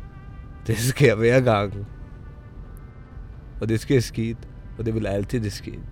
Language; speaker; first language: Danish; non-native, fluent; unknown